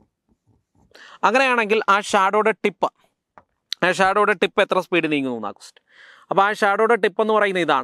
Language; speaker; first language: Malayalam; native; Malayalam